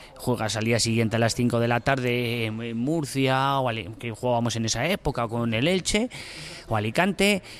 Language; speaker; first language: Spanish; native; Spanish